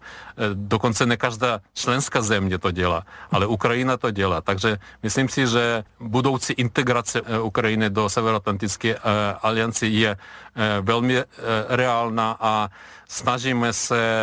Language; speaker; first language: Czech; non-native, fluent; Ukrainian